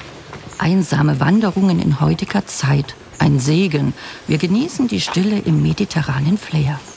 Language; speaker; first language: German; native; German